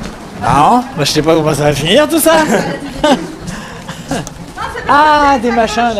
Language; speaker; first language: French; native; French